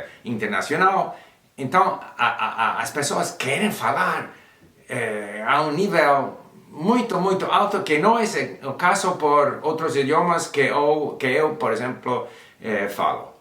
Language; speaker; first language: Portuguese; non-native, learner; English